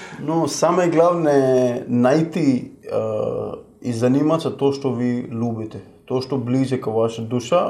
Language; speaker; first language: Russian; non-native, fluent; Hindi